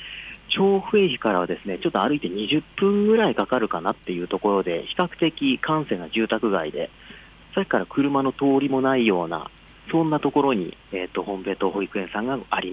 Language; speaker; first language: Japanese; native; Japanese